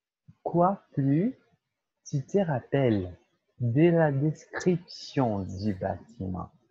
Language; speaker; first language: French; non-native, fluent; Portuguese